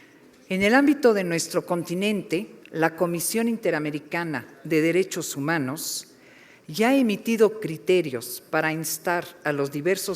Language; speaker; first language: Spanish; native; Spanish